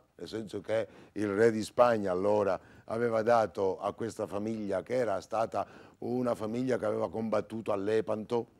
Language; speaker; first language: Italian; native; Italian